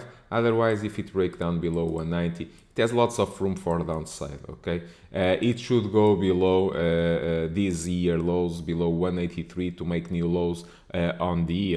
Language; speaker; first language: English; non-native, fluent; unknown